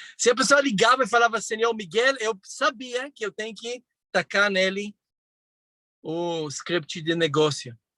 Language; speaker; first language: Portuguese; non-native, fluent; Hebrew